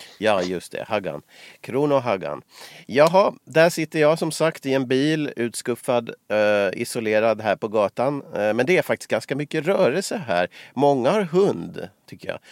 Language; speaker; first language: Swedish; native; Swedish